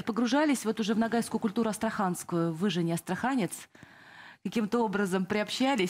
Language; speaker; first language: Russian; native; Russian